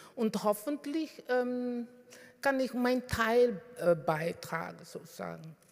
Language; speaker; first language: German; non-native, fluent; Dutch